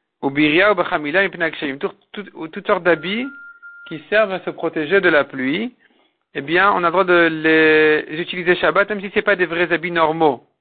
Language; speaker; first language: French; native; French